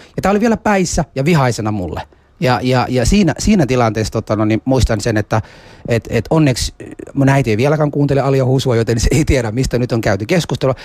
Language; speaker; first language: Finnish; early bilingual, other home language; Somali